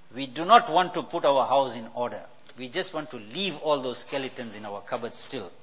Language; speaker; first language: English; native; English